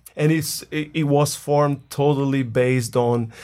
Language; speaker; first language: English; non-native, fluent; Portuguese